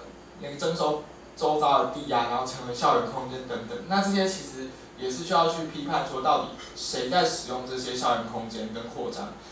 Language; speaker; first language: Chinese; native; Chinese